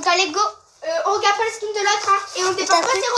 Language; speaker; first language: French; native; French